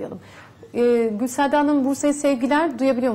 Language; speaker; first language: Turkish; native; Turkish